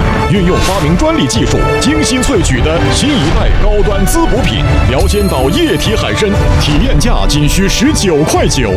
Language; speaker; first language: Chinese; native; Chinese